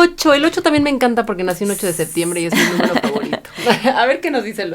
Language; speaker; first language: Spanish; native; Spanish